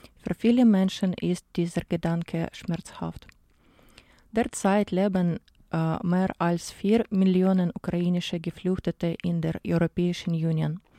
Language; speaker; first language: German; non-native, fluent; Ukrainian